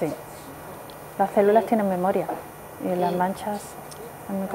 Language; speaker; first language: Spanish; native; Spanish